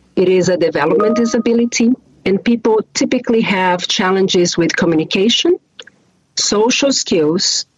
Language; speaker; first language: English; non-native, fluent; Portuguese